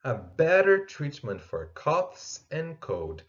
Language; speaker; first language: English; non-native, fluent; Portuguese